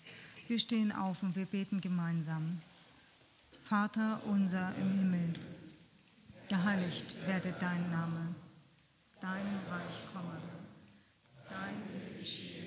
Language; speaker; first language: German; native; German